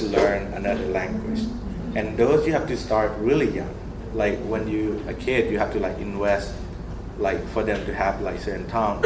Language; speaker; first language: English; non-native, fluent; Thai